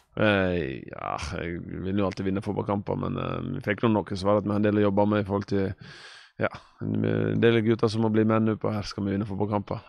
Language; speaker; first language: Norwegian; native; Norwegian